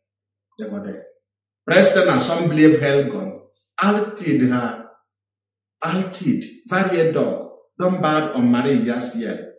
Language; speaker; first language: Swedish; non-native, fluent; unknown